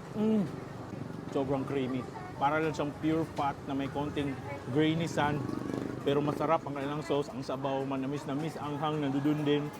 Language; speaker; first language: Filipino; native; Filipino